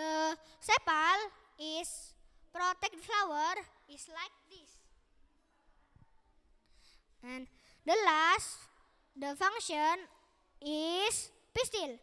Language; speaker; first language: English; non-native, learner; Indonesian